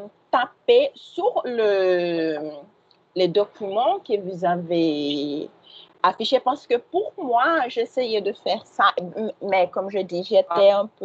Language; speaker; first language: French; non-native, fluent; Portuguese